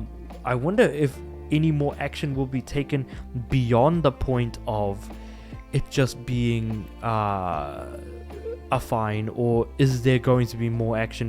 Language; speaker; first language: English; native; English